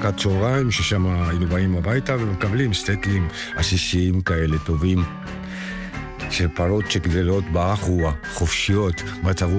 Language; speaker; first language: Hebrew; non-native, fluent; Spanish